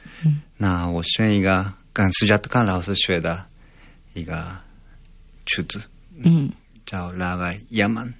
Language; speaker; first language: Chinese; non-native, fluent; Japanese